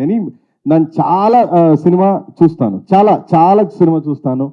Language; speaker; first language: Telugu; non-native, learner; Kannada